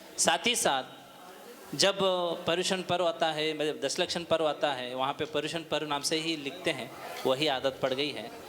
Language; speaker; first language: Hindi; non-native, local second language; Kannada